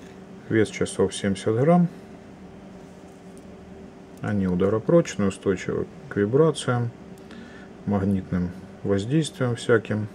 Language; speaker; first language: Russian; native; Russian